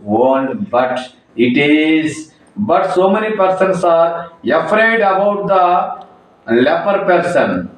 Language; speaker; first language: English; non-native, local second language; Telugu